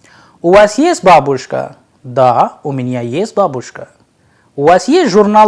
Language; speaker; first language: Russian; non-native, fluent; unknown